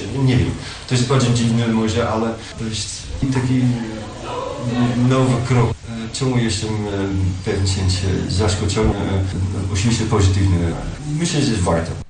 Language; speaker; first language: Polish; non-native, learner; Dutch